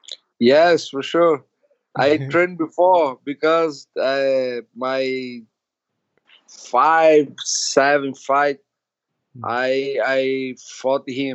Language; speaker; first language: English; non-native, learner; Portuguese